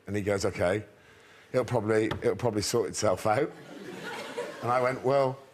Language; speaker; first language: English; native; English